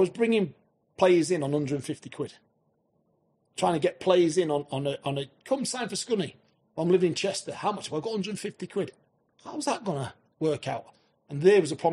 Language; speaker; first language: English; native; English